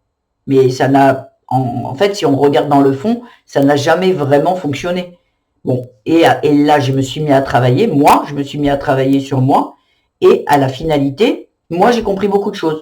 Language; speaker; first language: French; native; French